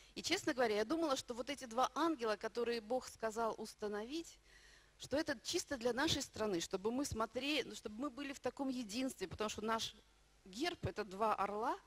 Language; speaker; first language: Russian; native; Russian